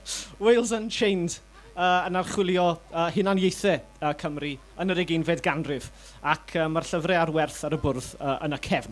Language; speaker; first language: Welsh; native; Welsh